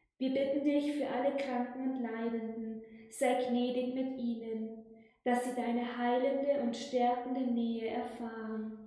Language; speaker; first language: German; native; German